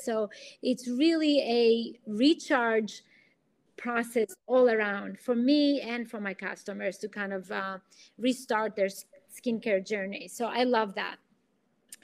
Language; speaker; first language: English; non-native, fluent; Greek